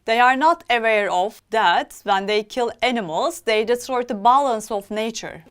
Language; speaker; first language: English; non-native, fluent; Turkish